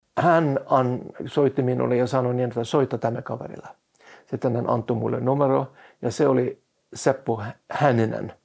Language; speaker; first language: Finnish; non-native, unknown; Norwegian